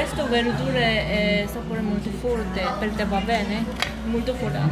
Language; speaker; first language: Italian; non-native, fluent; Korean